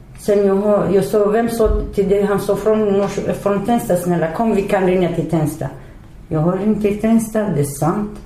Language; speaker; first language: Swedish; non-native, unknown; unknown